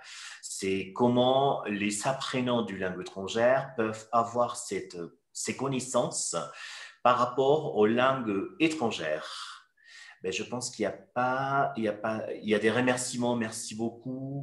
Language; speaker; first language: French; non-native, fluent; Spanish